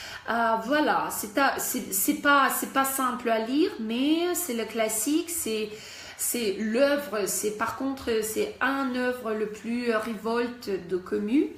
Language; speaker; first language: French; non-native, fluent; Russian